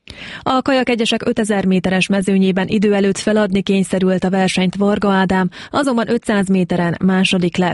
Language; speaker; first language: Hungarian; native; Hungarian